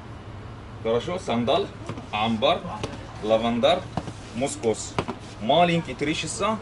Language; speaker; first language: Russian; non-native, learner; Arabic